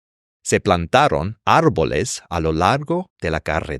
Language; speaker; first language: Spanish; non-native, fluent; English